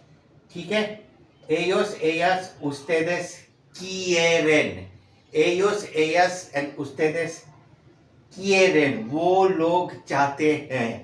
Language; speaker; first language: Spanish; non-native, learner; Urdu